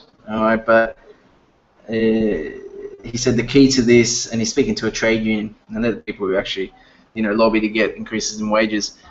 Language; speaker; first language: English; native; English